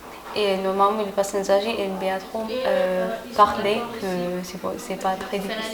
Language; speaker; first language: French; non-native, learner; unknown